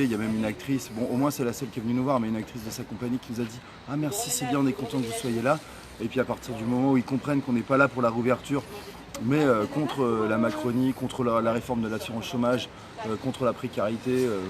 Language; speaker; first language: French; native; French